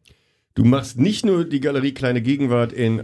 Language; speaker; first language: German; native; German